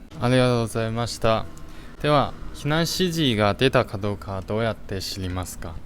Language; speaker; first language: Japanese; non-native, fluent; Chinese